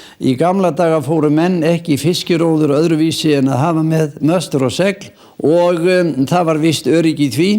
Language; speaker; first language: Icelandic; native; Icelandic